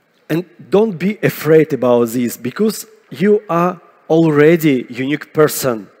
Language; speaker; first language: English; non-native, fluent; Russian